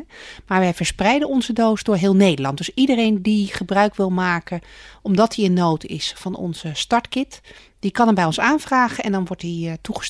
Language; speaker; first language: Dutch; native; Dutch